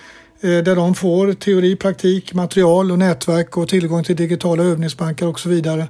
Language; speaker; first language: Swedish; native; Swedish